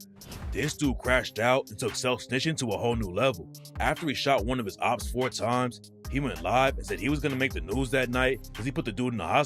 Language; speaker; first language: English; native; English